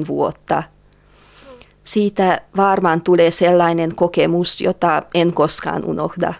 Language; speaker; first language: Finnish; non-native, fluent; Hungarian